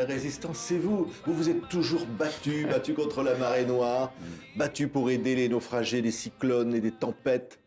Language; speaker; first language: French; native; French